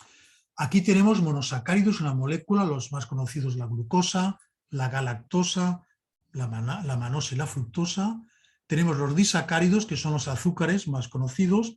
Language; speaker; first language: Spanish; native; Spanish